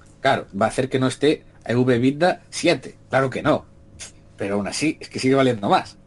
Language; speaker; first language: Spanish; native; Spanish